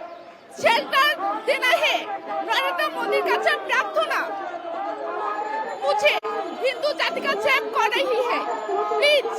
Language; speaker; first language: Hindi; non-native, learner; Bangla